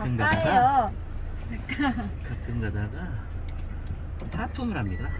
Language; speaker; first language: Korean; native; Korean